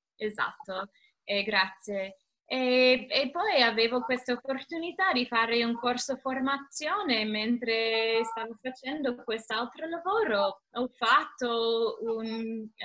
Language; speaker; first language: Italian; non-native, learner; English